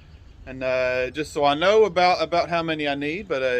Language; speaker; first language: English; native; English